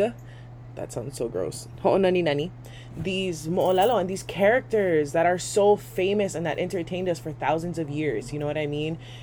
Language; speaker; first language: English; native; English